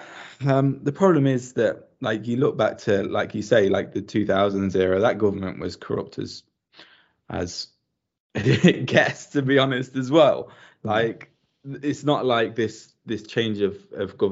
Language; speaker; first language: English; native; English